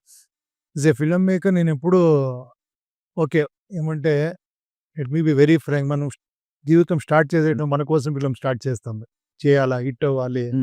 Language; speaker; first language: Telugu; non-native, local second language; Kannada